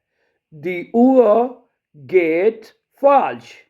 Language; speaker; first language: German; non-native, fluent; Urdu